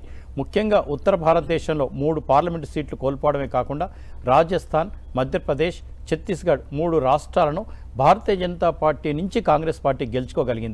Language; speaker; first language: Telugu; native; Telugu